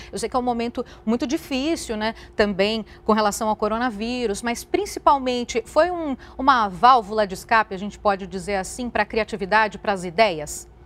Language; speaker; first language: Portuguese; native; Portuguese